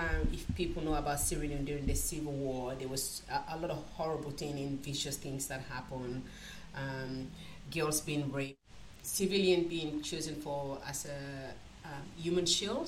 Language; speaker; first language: English; non-native, local second language; Krio